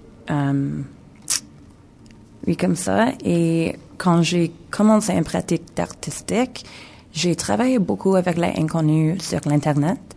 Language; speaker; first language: French; non-native, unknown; English